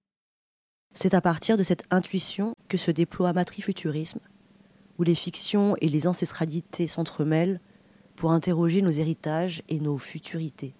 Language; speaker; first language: French; native; French